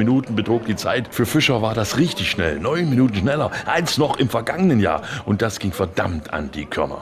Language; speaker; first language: German; native; German